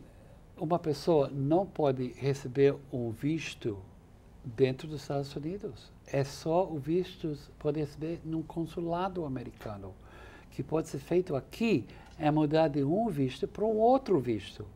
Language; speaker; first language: Portuguese; non-native, fluent; English